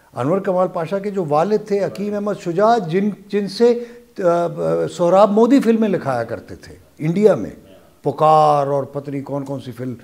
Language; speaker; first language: Urdu; non-native, local second language; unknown